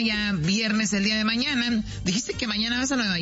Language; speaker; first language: Spanish; native; Spanish